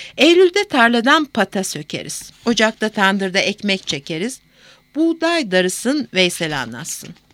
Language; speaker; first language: Turkish; native; Turkish